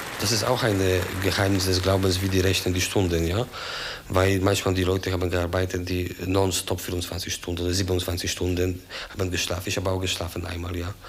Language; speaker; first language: German; non-native, learner; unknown